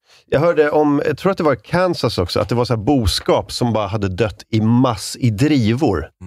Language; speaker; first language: Swedish; native; Swedish